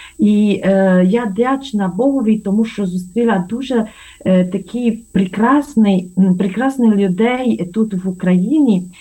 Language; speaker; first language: Ukrainian; non-native, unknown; Romanian